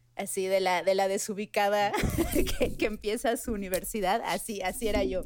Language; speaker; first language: Spanish; native; Spanish